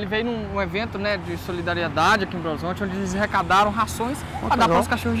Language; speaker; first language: Portuguese; native; Portuguese